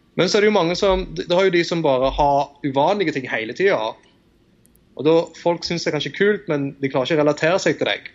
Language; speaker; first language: Norwegian; early bilingual, other home language; Tamil